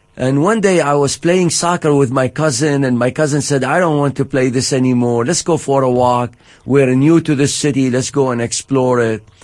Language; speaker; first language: English; non-native, fluent; Arabic